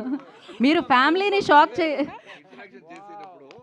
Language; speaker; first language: Telugu; native; Telugu